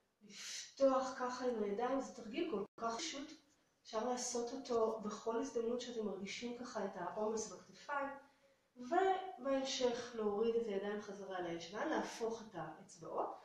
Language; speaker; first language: Hebrew; native; Hebrew